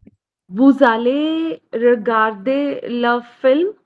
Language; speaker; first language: French; non-native, learner; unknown